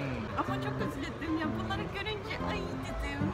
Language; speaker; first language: Turkish; non-native, learner; Russian